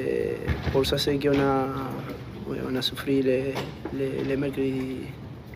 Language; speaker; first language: French; non-native, fluent; Spanish